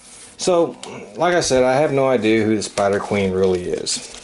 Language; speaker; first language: English; native; English